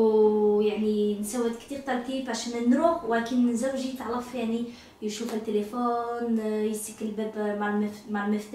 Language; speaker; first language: Arabic; non-native, learner; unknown